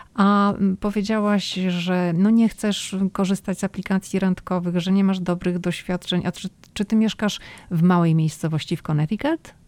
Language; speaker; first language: Polish; native; Polish